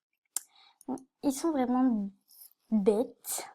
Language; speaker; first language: French; native; French